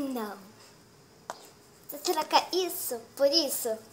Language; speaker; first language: Portuguese; native; Portuguese